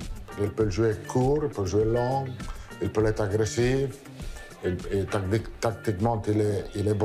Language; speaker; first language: French; non-native, learner; Italian